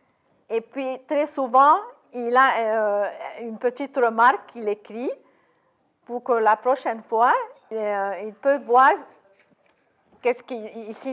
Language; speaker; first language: French; non-native, fluent; Arabic